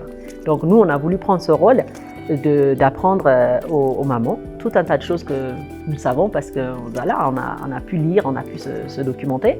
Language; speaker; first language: French; non-native, fluent; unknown